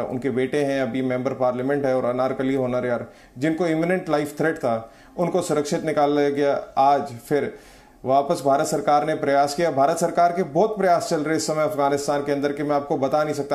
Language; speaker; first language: Hindi; native; Hindi